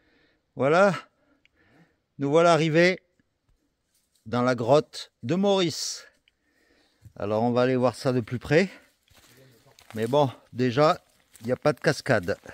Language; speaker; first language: French; native; French